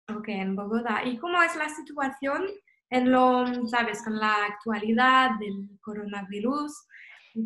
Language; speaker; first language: Spanish; non-native, fluent; French